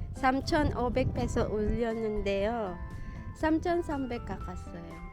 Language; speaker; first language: Korean; non-native, fluent; Filipino